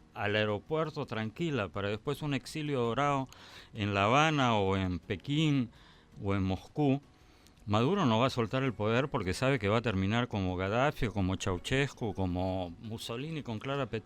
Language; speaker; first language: Spanish; native; Spanish